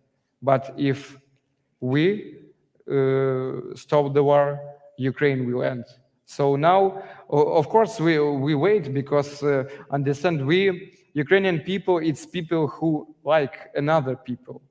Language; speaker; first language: English; non-native, learner; Ukrainian